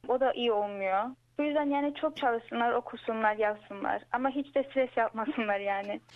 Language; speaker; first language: Turkish; early bilingual, heritage; Turkish